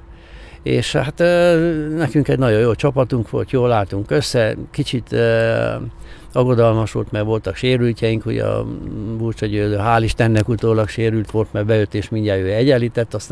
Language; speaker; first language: Hungarian; native; Hungarian